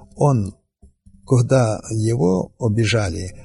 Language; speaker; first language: Russian; non-native, local second language; Rusyn